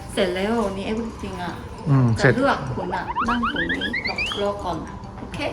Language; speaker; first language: Thai; non-native, learner; Korean